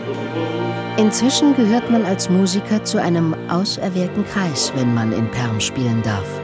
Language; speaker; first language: German; native; German